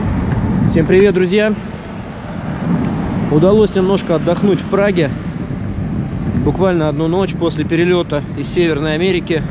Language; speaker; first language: Russian; native; Russian